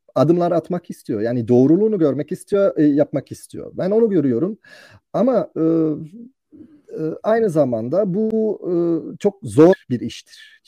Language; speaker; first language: Turkish; non-native, fluent; German